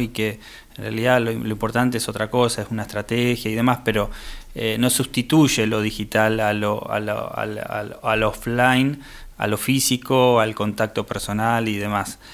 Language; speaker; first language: Spanish; native; Spanish